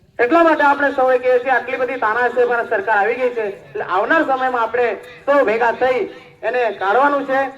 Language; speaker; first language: Gujarati; non-native, local second language; Rathawi